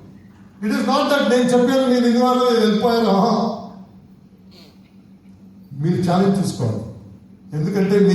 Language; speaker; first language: Telugu; non-native, learner; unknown